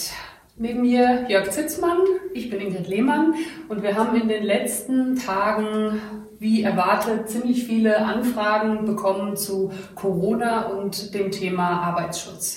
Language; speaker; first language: German; native; German